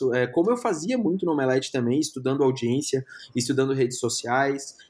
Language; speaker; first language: Portuguese; native; Portuguese